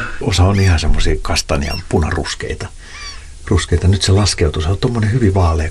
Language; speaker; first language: Finnish; native; Finnish